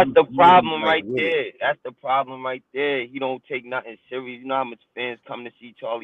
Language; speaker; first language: English; native; English